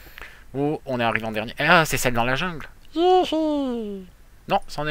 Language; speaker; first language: French; native; French